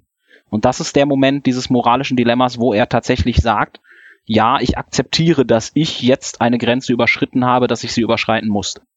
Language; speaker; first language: German; native; German